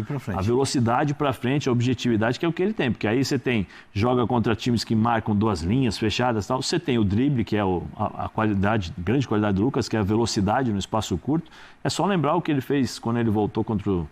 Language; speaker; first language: Portuguese; native; Portuguese